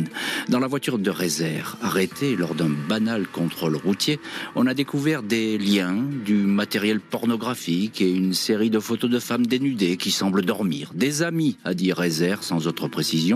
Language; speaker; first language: French; native; French